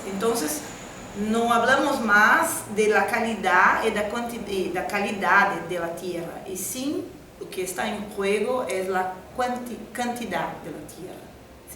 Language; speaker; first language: Spanish; non-native, fluent; Portuguese